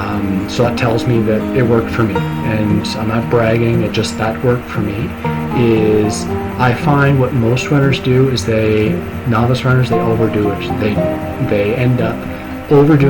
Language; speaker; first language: English; native; English